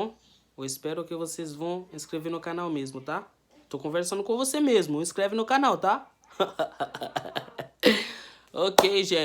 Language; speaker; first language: Portuguese; non-native, learner; Haitian Creole